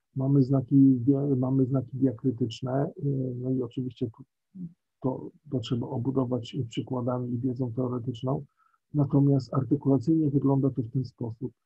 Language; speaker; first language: Polish; native; Polish